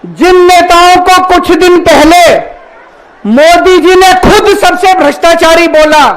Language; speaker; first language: Hindi; native; Hindi